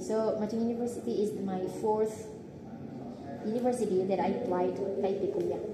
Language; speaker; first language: English; non-native, learner; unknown